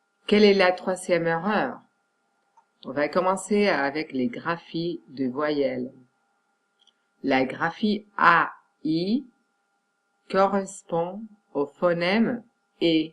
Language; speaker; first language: French; non-native, fluent; Catalan